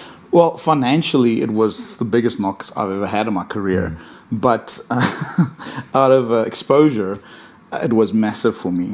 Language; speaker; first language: English; non-native, local second language; Afrikaans